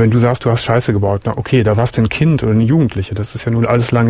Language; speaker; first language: German; native; German